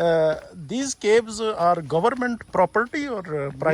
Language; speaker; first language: English; non-native, learner; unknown